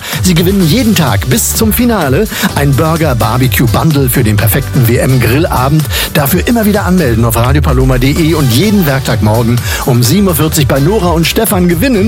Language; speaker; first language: German; native; German